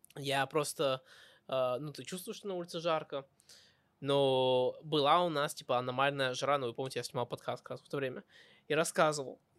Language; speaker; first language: Russian; early bilingual, heritage; Russian